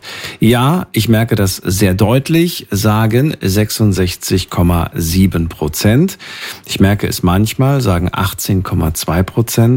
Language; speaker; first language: German; native; German